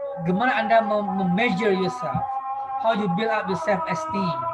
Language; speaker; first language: English; non-native, fluent; Indonesian